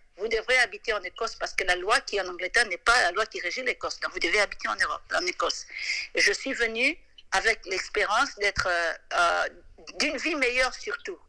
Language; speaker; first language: French; non-native, local second language; Lingala